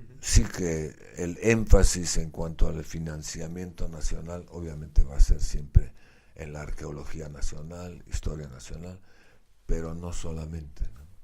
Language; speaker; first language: Spanish; non-native, fluent; Slovenian